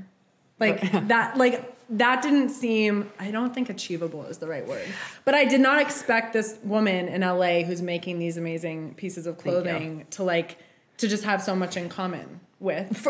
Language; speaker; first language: English; native; English